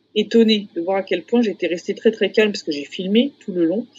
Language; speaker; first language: French; native; French